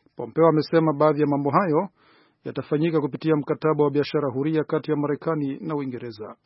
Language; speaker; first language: Swahili; non-native, local second language; Rundi